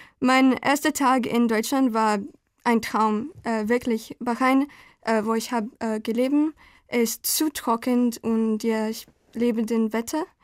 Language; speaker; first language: German; non-native, learner; Spanish